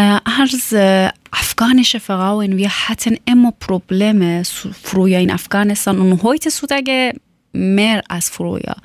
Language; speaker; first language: German; non-native, learner; Persian